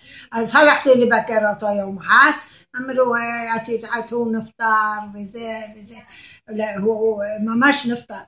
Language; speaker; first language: Hebrew; non-native, learner; Arabic